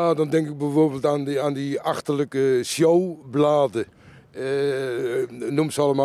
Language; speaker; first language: Dutch; native; Dutch